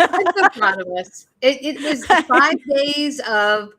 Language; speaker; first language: English; native; English